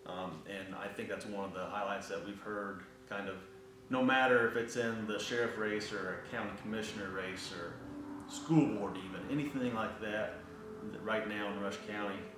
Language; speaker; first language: English; native; English